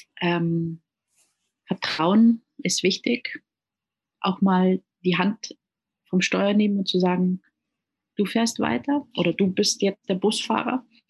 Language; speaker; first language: German; native; German